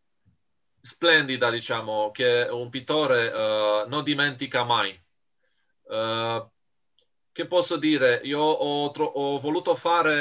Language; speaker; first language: Italian; non-native, fluent; Romanian